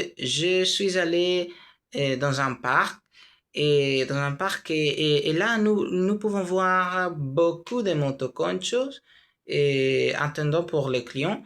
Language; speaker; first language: French; non-native, learner; Spanish